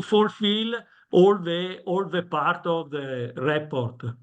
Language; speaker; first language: English; non-native, learner; Italian